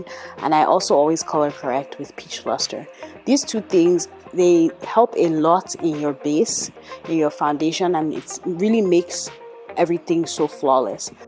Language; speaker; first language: English; native; English